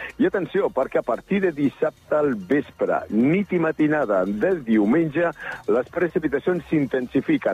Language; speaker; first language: Catalan; native; Catalan